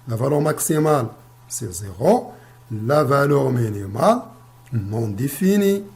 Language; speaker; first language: French; non-native, local second language; Arabic